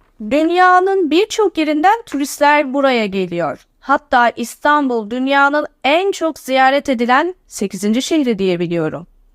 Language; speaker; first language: Turkish; native; Turkish